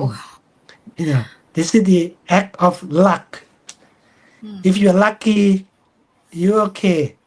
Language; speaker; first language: English; non-native, fluent; Thai